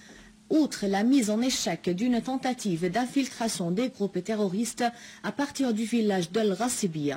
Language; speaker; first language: French; non-native, fluent; Arabic